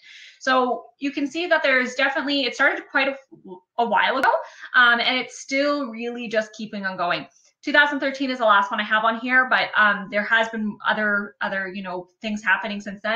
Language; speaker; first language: English; native; English